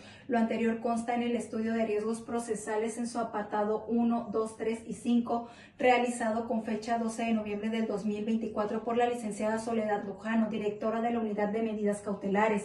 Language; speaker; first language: Spanish; native; Spanish